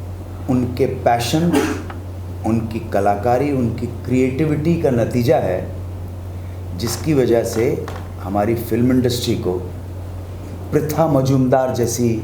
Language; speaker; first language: Hindi; native; Hindi